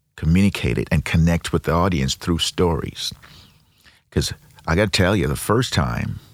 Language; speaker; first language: English; non-native, local second language; Yoruba